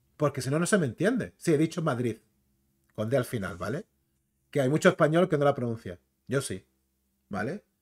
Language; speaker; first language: Spanish; native; Spanish